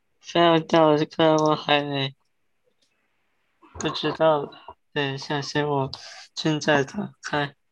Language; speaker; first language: Chinese; early bilingual, heritage; Chinese